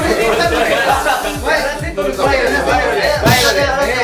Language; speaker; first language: Japanese; native; Japanese